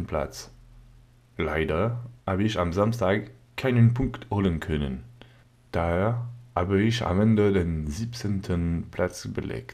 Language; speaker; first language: German; non-native, learner; French